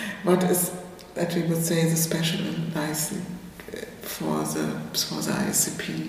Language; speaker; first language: English; non-native, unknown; German